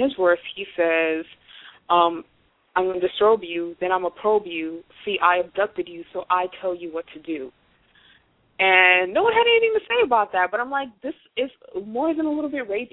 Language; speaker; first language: English; non-native, fluent; Haitian Creole